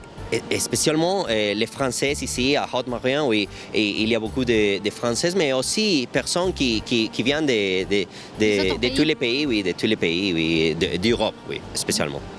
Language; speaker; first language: French; non-native, learner; Spanish